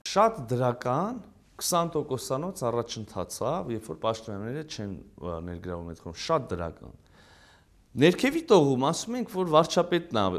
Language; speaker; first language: Armenian; native; Armenian